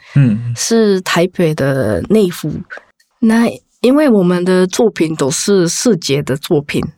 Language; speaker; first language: Chinese; non-native, fluent; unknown